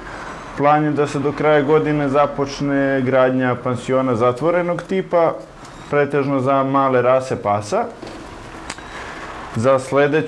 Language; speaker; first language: Serbian; native; Serbian